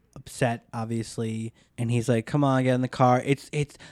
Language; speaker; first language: English; native; English